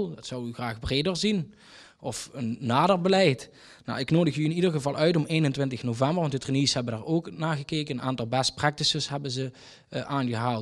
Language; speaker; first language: Dutch; native; Dutch